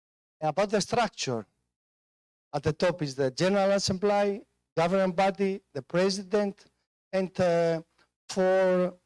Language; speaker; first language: English; non-native, fluent; Greek